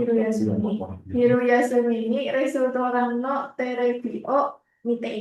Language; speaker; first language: Japanese; non-native, learner; Indonesian